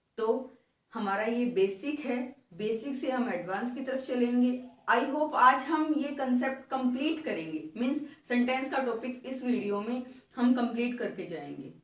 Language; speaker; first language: Hindi; native; Hindi